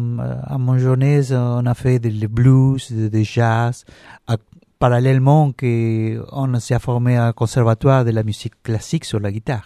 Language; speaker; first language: French; non-native, learner; Spanish